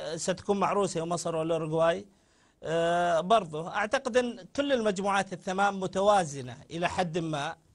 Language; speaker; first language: Arabic; native; Arabic